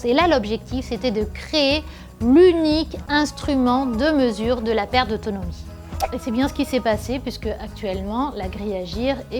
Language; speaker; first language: French; native; French